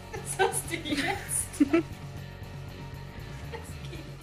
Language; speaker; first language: German; native; German